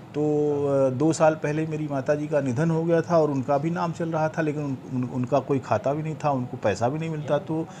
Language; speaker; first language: Hindi; native; Hindi